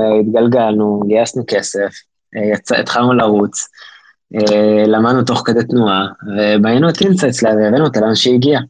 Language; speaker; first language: Hebrew; native; Hebrew